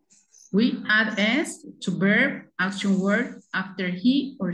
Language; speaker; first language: English; non-native, learner; Spanish